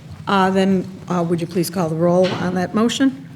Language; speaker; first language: English; native; English